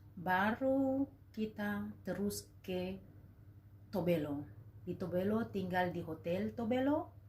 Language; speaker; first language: Indonesian; native; Indonesian